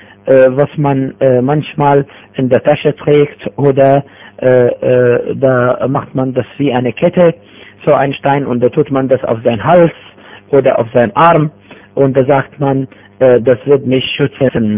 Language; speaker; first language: German; non-native, fluent; Arabic